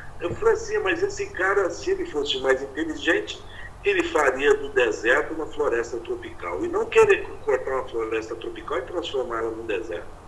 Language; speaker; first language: Portuguese; native; Portuguese